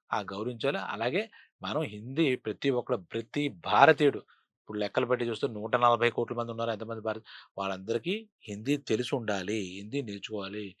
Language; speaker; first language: Telugu; native; Telugu